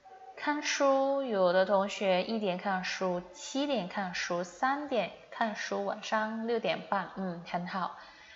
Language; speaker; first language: Chinese; non-native, fluent; Indonesian